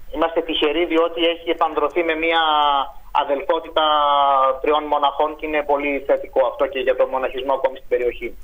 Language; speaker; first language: Greek; native; Greek